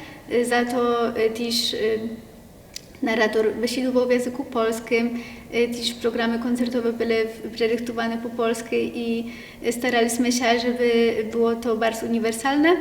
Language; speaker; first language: Polish; non-native, local second language; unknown